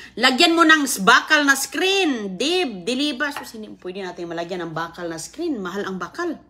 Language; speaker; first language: Filipino; non-native, local second language; Cebuano